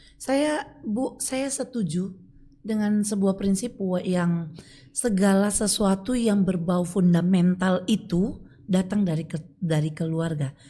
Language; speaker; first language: Indonesian; native; Indonesian